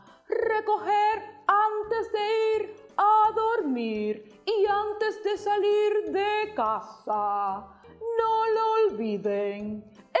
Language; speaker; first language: Spanish; native; Spanish